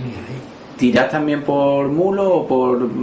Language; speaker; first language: Spanish; native; Spanish